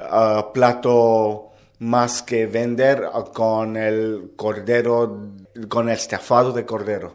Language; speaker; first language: Spanish; non-native, learner; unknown